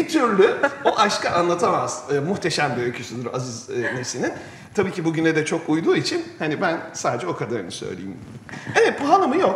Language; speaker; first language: Turkish; native; Turkish